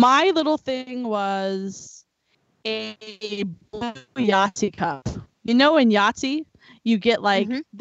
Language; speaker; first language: English; native; English